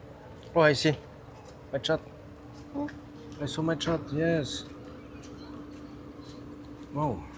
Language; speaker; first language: English; non-native, learner; French